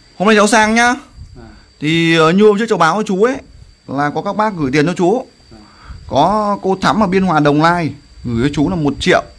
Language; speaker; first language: Vietnamese; native; Vietnamese